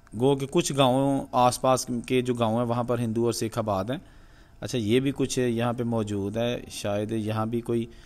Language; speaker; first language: Urdu; non-native, local second language; Punjabi